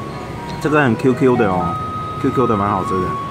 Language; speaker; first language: Chinese; native; Chinese